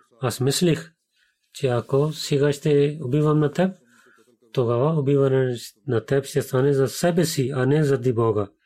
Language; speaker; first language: Bulgarian; non-native, learner; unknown